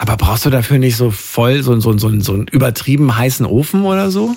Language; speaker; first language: German; native; German